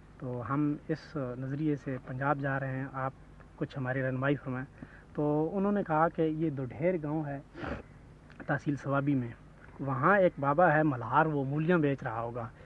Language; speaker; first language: Urdu; non-native, local second language; Punjabi